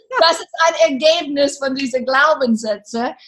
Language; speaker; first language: German; non-native, learner; English